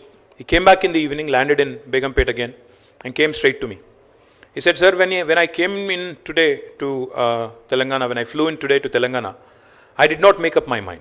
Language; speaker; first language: English; non-native, local second language; Telugu